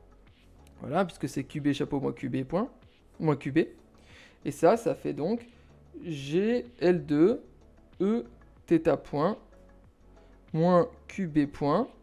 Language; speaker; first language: French; native; French